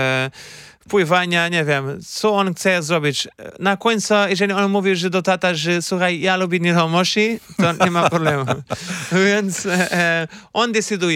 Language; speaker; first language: Polish; non-native, fluent; Portuguese